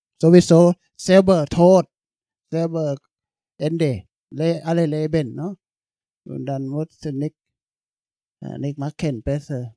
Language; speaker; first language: German; non-native, learner; Thai